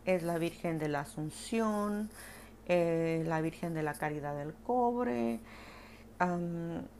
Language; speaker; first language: Spanish; early bilingual, other home language; English